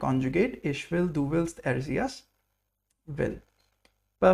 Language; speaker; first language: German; non-native, fluent; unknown